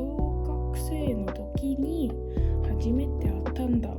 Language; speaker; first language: Japanese; non-native, learner; English